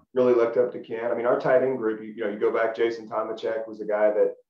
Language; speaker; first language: English; native; English